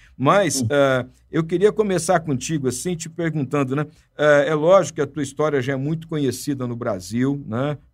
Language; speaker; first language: Portuguese; native; Portuguese